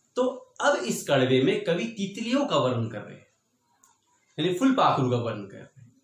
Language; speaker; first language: Hindi; non-native, local second language; Marathi